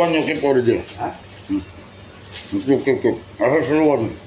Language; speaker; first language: English; non-native, learner; Filipino